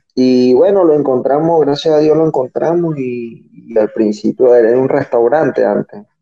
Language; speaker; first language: Spanish; native; Spanish